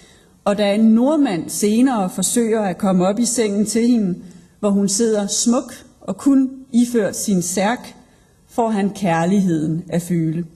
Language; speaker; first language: Danish; native; Danish